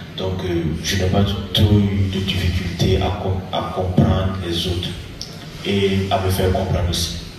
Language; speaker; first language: French; native; French